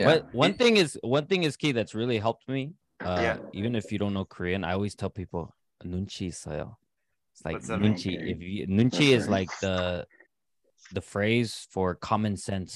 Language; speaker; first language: English; native; English